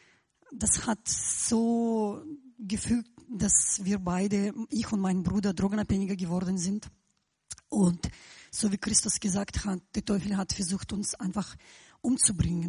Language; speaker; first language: German; non-native, fluent; Russian